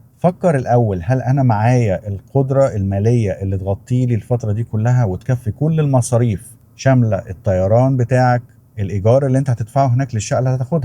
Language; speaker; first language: Arabic; native; Arabic